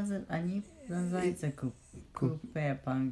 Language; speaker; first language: Russian; early bilingual, heritage; Russian